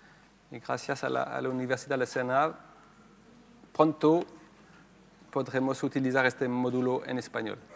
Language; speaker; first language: Spanish; non-native, fluent; French